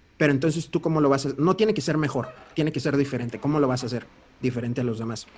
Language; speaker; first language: Spanish; early bilingual, heritage; Spanish